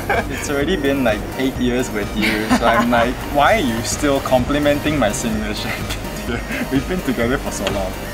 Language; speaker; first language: English; non-native, fluent; Japanese